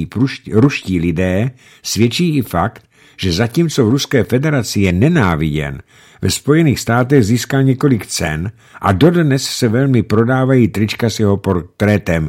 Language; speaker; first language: Czech; native; Czech